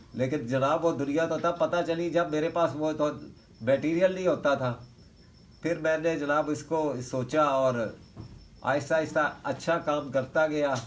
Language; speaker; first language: Urdu; native; Urdu